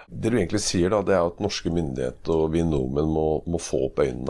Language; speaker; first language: Norwegian; native; Norwegian